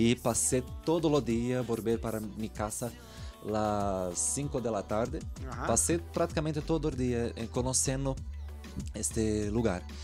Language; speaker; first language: Spanish; non-native, learner; Portuguese